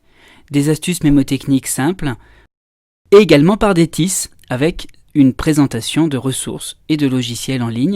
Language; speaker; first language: French; native; French